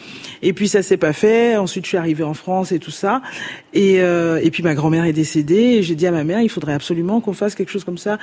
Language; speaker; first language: French; non-native, local second language; Fon